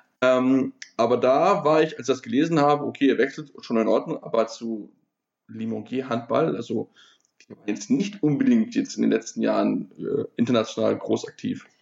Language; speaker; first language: German; native; German